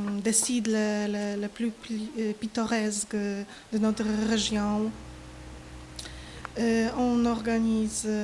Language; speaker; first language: French; non-native, fluent; Polish